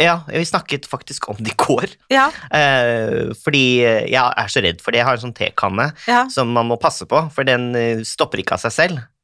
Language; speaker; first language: Norwegian; native; Norwegian